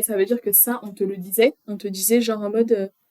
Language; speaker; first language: French; native; French